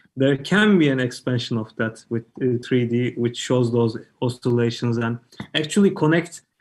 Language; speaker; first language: English; non-native, fluent; Turkish